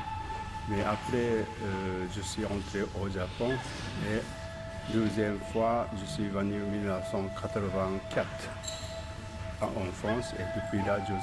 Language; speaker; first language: French; non-native, learner; Japanese